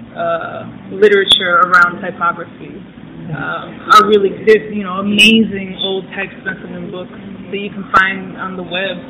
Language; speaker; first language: English; native; English